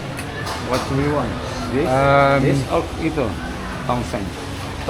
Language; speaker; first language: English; non-native, learner; Indonesian